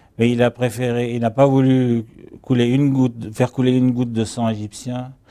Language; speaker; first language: French; early bilingual, other home language; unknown